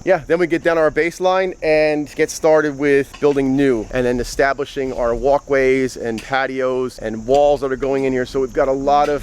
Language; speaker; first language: English; native; English